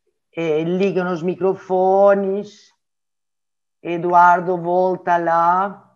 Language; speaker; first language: Portuguese; non-native, learner; French